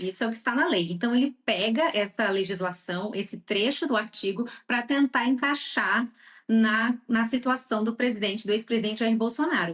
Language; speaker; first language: Portuguese; native; Portuguese